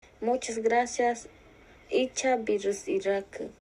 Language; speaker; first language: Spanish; non-native, local second language; Shipibo-Conibo